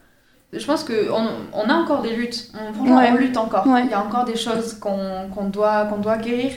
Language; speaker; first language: French; native; French